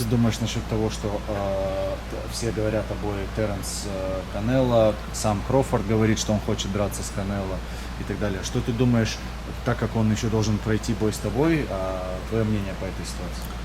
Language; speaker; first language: Russian; native; Russian